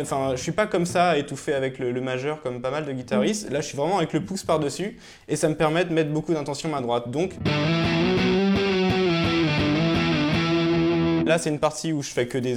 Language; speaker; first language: French; native; French